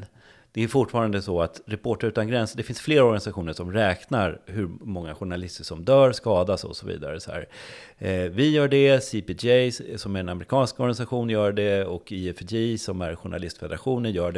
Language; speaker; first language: Swedish; native; Swedish